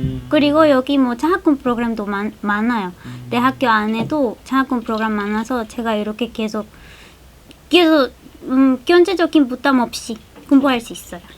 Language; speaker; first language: Korean; non-native, fluent; Spanish